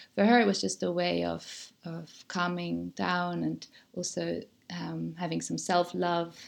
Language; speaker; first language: English; non-native, fluent; German